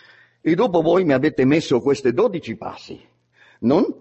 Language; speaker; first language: Italian; non-native, fluent; Spanish